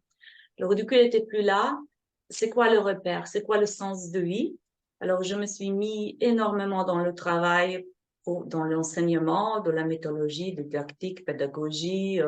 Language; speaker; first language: French; non-native, fluent; Slovenian